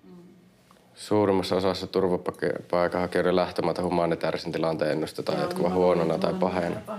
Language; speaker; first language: Finnish; native; Finnish